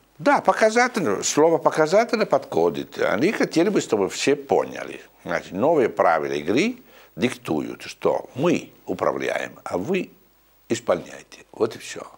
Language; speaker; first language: Russian; non-native, fluent; Italian